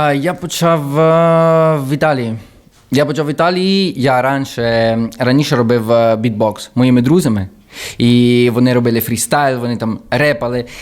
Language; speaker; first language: Ukrainian; early bilingual, heritage; Ukrainian